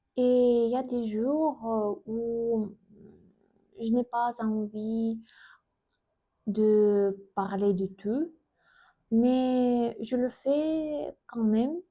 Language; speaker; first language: French; non-native, learner; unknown